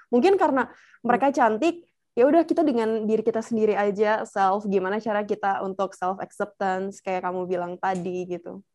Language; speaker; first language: Indonesian; native; Indonesian